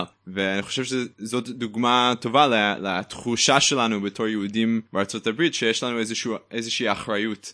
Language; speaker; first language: Hebrew; non-native, fluent; English